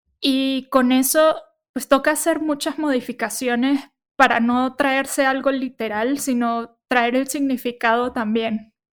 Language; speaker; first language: Spanish; native; Spanish